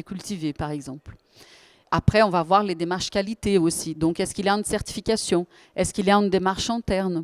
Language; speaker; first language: French; native; French